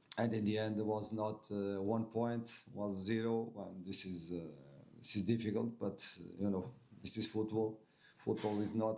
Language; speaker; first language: English; non-native, fluent; Portuguese